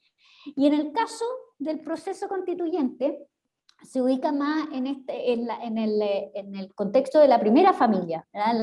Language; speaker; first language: Spanish; native; Spanish